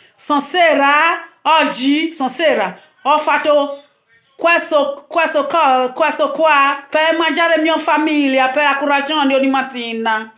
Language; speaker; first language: Italian; non-native, learner; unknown